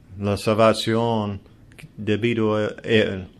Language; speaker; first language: Spanish; non-native, learner; English